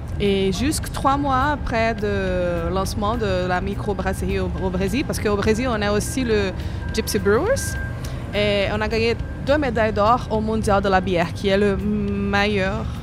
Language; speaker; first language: French; non-native, fluent; Portuguese